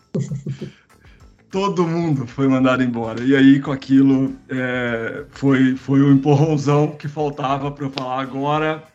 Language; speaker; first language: Portuguese; native; Portuguese